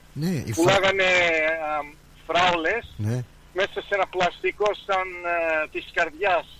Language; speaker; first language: Greek; early bilingual, heritage; Greek